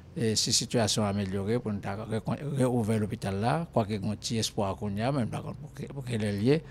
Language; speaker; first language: French; non-native, local second language; Haitian Creole